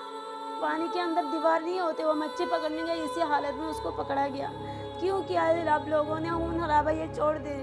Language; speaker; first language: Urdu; non-native, local second language; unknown